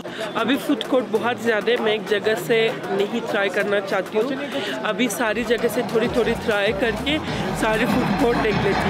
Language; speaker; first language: Hindi; non-native, fluent; Turkish